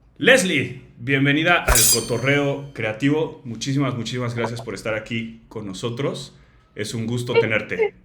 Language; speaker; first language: Spanish; native; Spanish